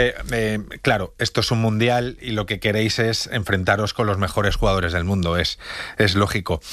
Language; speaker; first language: Spanish; native; Spanish